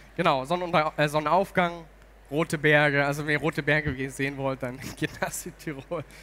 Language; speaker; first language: German; native; German